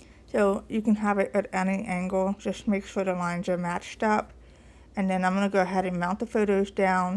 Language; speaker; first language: English; native; English